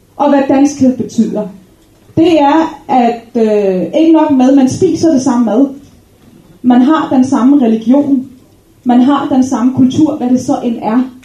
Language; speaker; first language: Danish; early bilingual, other home language; Arabic